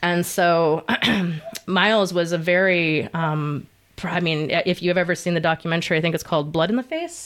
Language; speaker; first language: English; native; English